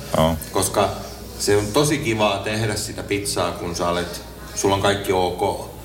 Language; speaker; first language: Finnish; native; Finnish